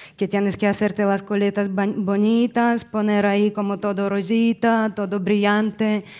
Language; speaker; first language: Spanish; non-native, fluent; Russian